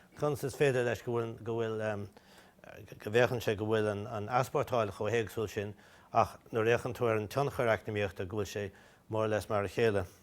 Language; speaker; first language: Irish; native; Irish